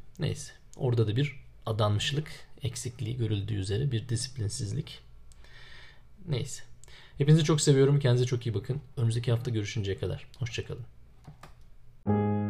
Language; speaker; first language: Turkish; native; Turkish